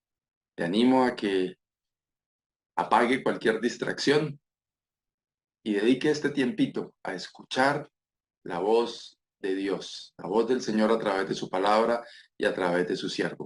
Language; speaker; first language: Spanish; native; Spanish